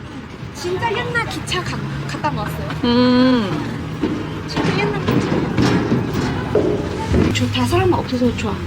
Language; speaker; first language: Korean; non-native, fluent; Chinese